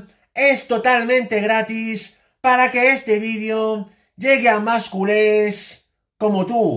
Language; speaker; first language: Spanish; native; Spanish